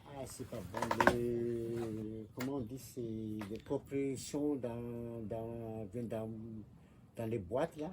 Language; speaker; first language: French; non-native, local second language; Malagasy